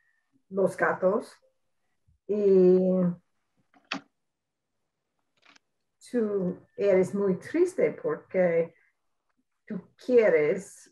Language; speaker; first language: Spanish; non-native, learner; English